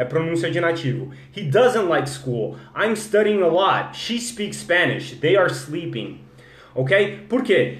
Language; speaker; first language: English; non-native, fluent; Portuguese